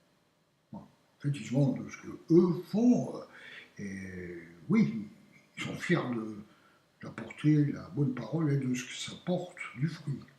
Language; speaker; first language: French; native; French